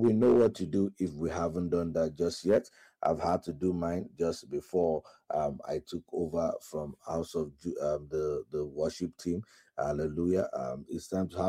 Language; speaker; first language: English; non-native, local second language; Yoruba